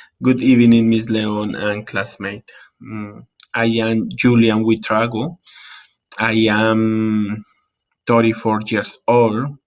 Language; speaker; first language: English; non-native, learner; Spanish